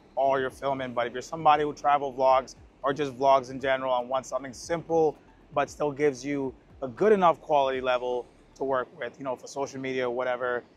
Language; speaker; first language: English; native; English